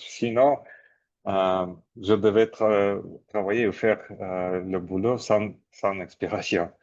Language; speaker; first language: French; non-native, learner; Armenian